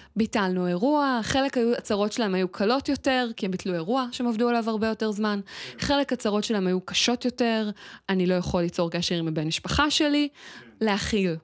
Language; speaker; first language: Hebrew; native; Hebrew